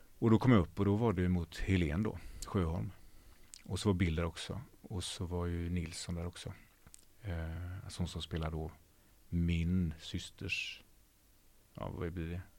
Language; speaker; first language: Swedish; native; Swedish